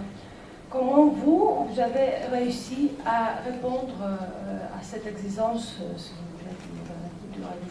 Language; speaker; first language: French; non-native, fluent; Greek